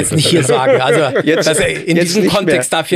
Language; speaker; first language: German; native; German